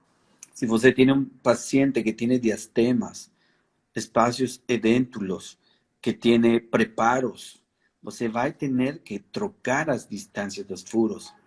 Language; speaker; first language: Portuguese; non-native, fluent; Spanish